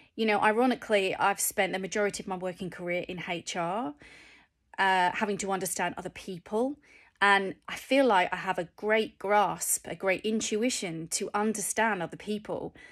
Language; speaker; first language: English; native; English